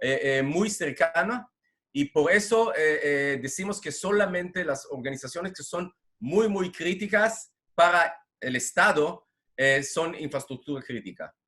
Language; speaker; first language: Spanish; non-native, fluent; Hebrew